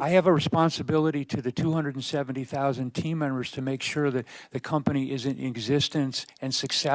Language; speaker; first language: English; native; English